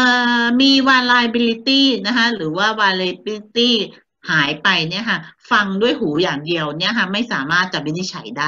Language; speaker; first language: Japanese; non-native, fluent; Thai